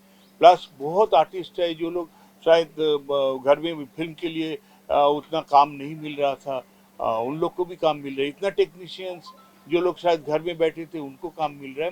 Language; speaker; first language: Hindi; non-native, local second language; Bangla